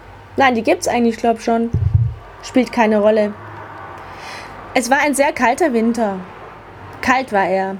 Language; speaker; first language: German; native; German